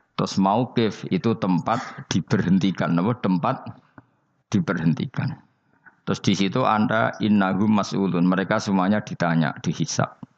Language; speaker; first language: Indonesian; non-native, local second language; Javanese